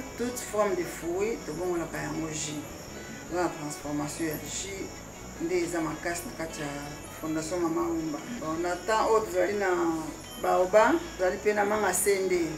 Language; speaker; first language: Lingala; non-native, local second language; Kongo